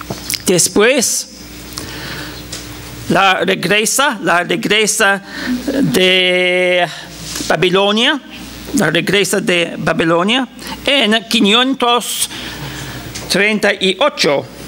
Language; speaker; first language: Spanish; non-native, fluent; English